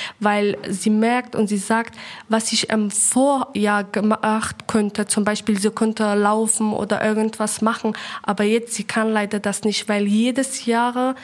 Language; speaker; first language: German; non-native, learner; Persian